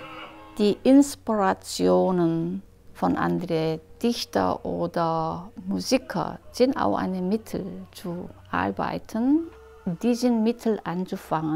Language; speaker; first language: German; non-native, fluent; Korean